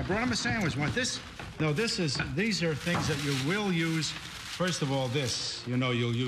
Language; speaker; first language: English; native; English